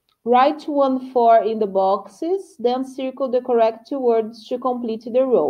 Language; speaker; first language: English; non-native, fluent; Portuguese